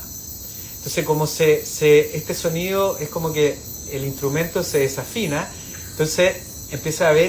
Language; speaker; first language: Spanish; native; Spanish